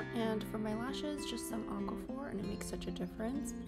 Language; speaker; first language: English; native; English